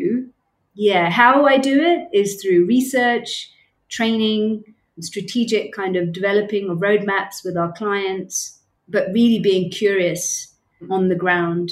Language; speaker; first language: English; native; English